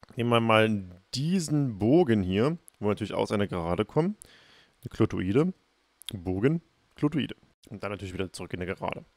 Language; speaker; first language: German; native; German